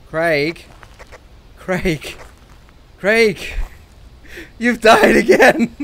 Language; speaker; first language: English; native; English